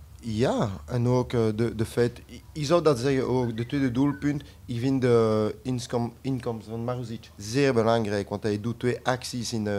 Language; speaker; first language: Dutch; non-native, local second language; French